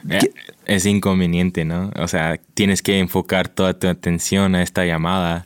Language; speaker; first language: Spanish; early bilingual, heritage; Spanish